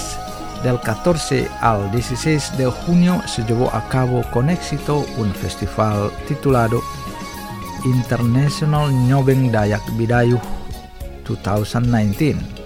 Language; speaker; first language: Spanish; non-native, fluent; Indonesian